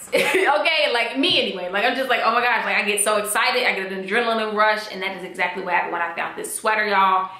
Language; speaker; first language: English; native; English